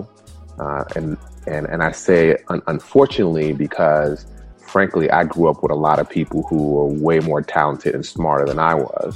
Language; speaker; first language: English; early bilingual, other home language; Spanish